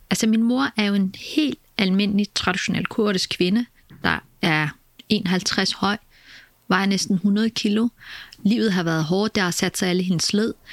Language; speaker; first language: Danish; early bilingual, other home language; Kurdish